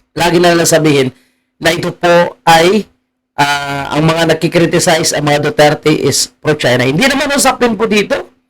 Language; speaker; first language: Filipino; native; Filipino